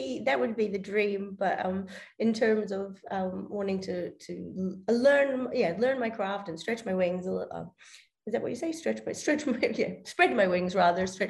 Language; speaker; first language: English; native; English